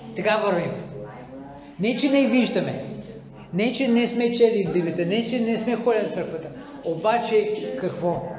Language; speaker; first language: Bulgarian; non-native, fluent; English